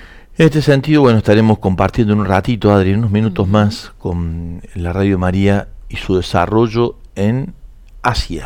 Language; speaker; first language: Spanish; native; Spanish